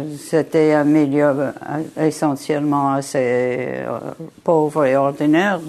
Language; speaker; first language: French; non-native, fluent; English